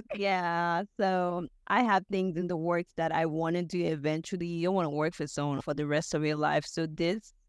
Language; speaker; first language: English; non-native, local second language; Yoruba